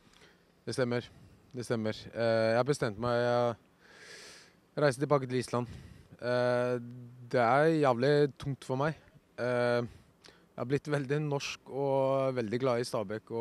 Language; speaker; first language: Norwegian; non-native, fluent; Icelandic